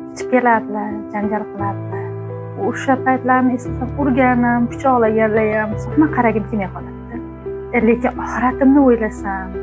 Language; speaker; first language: Uzbek; native; Uzbek